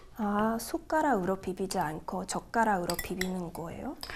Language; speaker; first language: Korean; non-native, fluent; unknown